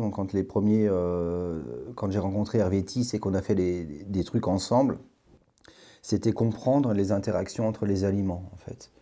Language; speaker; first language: French; native; French